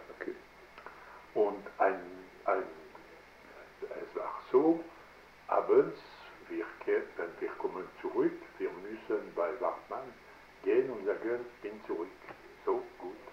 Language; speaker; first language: German; non-native, learner; French